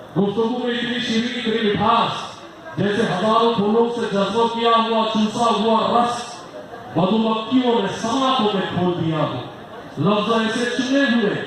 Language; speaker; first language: Urdu; native; Urdu